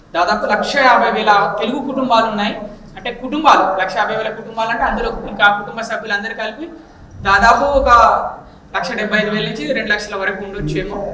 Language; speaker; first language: Telugu; native; Telugu